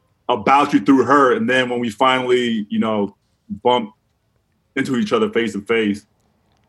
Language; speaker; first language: English; native; English